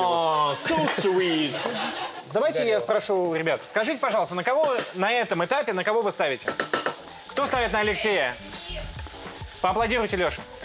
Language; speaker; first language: Russian; native; Russian